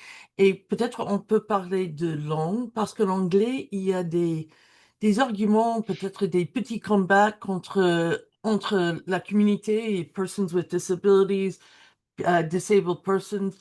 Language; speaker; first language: French; non-native, learner; English